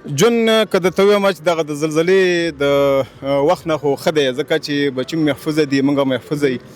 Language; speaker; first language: Pashto; native; Pashto